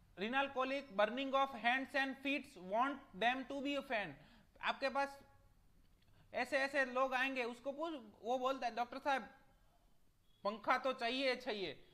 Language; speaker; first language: Hindi; non-native, local second language; Gujarati